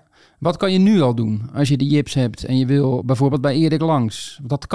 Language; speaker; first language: Dutch; native; Dutch